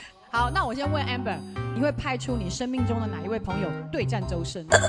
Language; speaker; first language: Chinese; native; Chinese